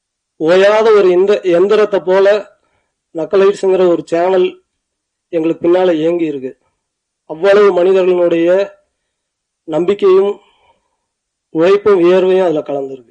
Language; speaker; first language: Tamil; native; Tamil